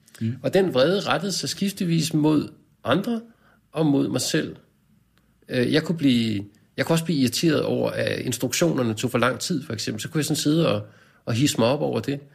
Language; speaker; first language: Danish; native; Danish